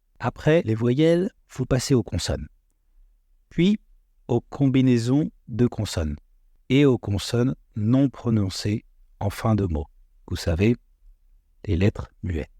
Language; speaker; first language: French; native; French